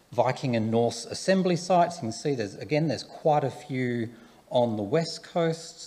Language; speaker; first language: English; native; English